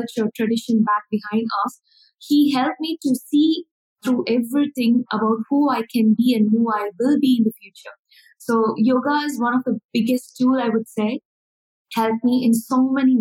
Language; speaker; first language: English; non-native, local second language; Tamil